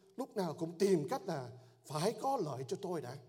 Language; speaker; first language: Vietnamese; early bilingual, heritage; Vietnamese